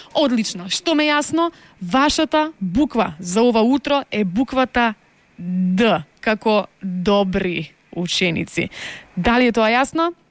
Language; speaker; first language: Macedonian; native; Macedonian